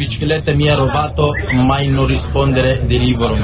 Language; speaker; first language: Italian; non-native, learner; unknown